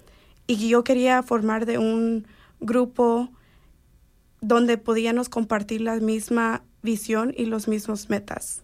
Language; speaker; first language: Spanish; early bilingual, heritage; Spanish